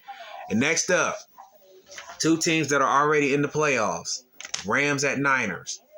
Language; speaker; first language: English; native; English